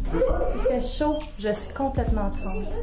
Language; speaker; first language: French; native; French